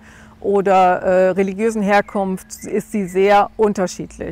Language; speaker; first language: German; native; German